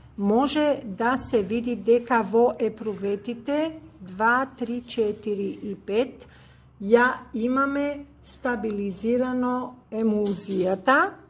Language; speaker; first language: Macedonian; native; Macedonian